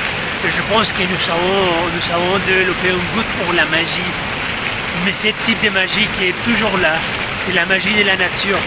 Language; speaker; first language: French; non-native, fluent; Spanish